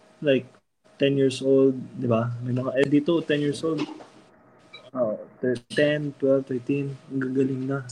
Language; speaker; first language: Filipino; early bilingual, heritage; Filipino